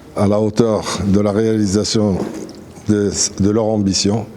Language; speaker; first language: French; non-native, local second language; Arabic